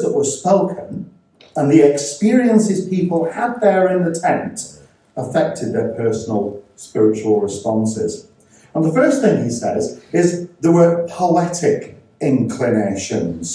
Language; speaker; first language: English; native; English